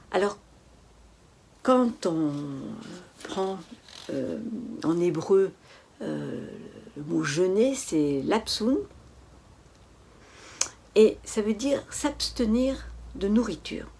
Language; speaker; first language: French; native; French